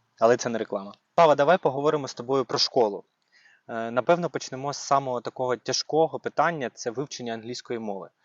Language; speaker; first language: Ukrainian; native; Ukrainian